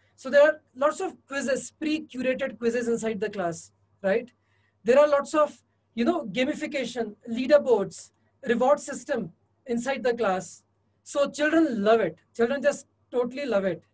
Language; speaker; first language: English; non-native, local second language; Hindi